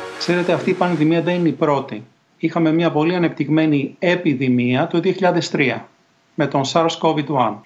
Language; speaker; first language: Greek; native; Greek